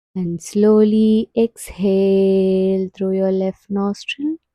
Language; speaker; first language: English; non-native, local second language; Tamil